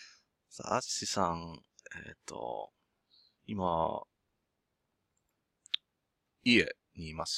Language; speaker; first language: Japanese; non-native, learner; English